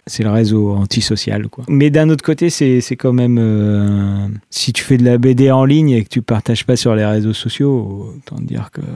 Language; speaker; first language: French; native; French